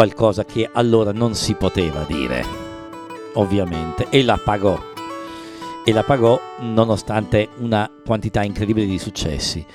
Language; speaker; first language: Italian; native; Italian